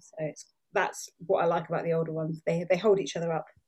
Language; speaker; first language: English; native; English